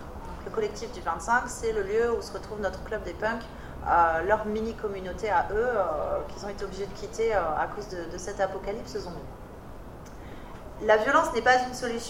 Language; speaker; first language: French; native; French